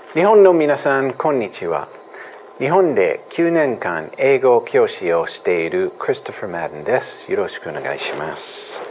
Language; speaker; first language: Japanese; non-native, fluent; English